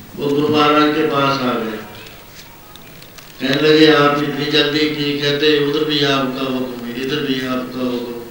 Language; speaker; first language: Hindi; non-native, local second language; Punjabi